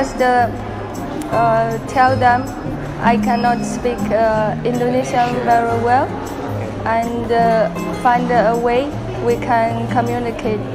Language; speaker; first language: English; non-native, learner; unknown